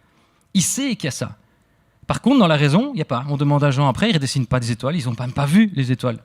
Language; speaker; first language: French; native; French